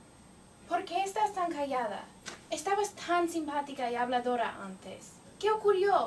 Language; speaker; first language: Spanish; non-native, learner; English